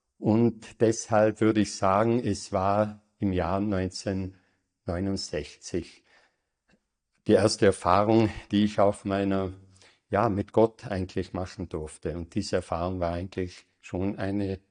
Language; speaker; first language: German; native; German